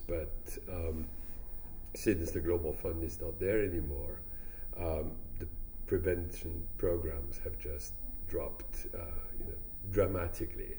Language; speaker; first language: English; non-native, fluent; French